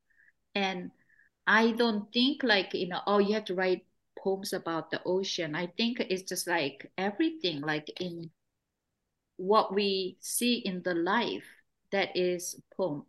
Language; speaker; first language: English; non-native, fluent; Korean